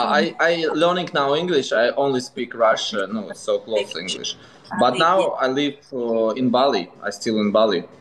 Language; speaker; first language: English; non-native, learner; Russian